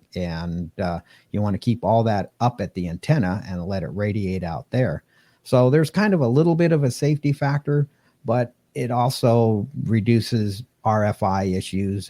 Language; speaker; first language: English; native; English